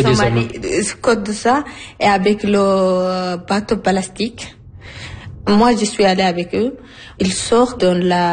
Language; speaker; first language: French; non-native, learner; Arabic